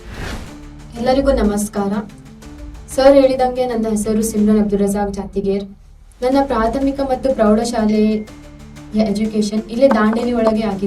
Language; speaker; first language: Kannada; non-native, local second language; Urdu